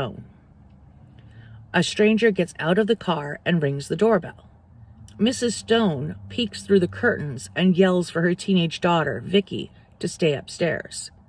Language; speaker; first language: English; native; English